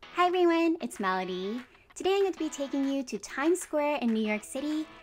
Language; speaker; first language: English; early bilingual, other home language; Japanese